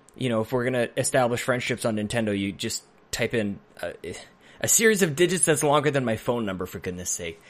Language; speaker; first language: English; native; English